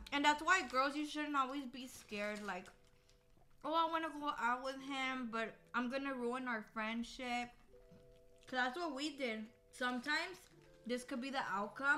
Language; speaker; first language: English; early bilingual, other home language; Spanish